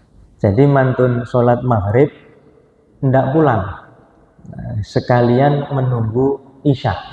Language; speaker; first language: Indonesian; non-native, local second language; Javanese